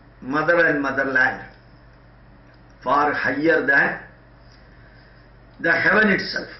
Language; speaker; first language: English; non-native, local second language; Malayalam